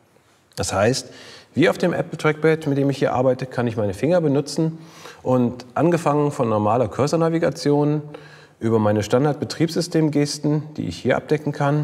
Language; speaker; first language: German; native; German